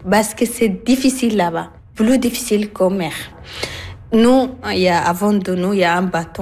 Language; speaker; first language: French; non-native, learner; Arabic